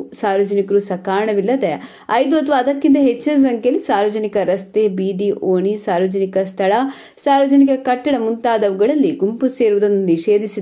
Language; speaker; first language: Kannada; native; Kannada